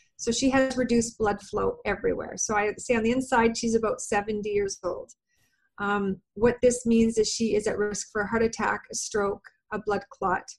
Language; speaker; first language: English; native; English